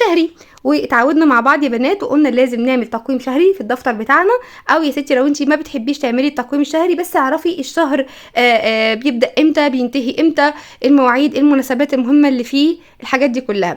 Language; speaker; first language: Arabic; native; Arabic